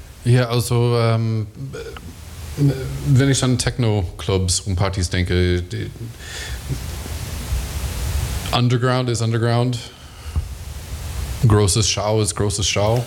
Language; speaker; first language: German; non-native, learner; English